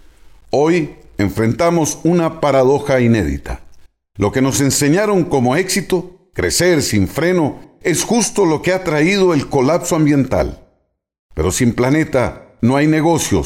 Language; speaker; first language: Spanish; native; Spanish